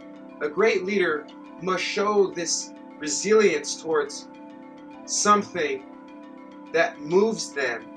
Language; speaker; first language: English; native; English